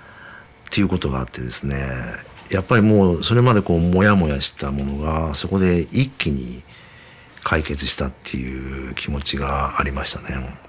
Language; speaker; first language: Japanese; native; Japanese